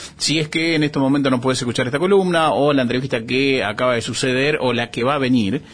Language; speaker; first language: Spanish; native; Spanish